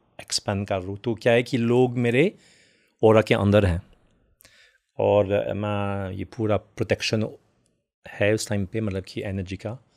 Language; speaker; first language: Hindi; non-native, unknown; French